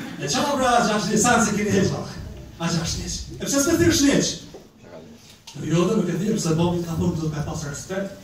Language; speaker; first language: Norwegian; early bilingual, other home language; Albanian